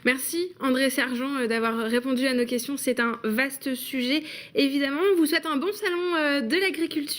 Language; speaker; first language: French; native; French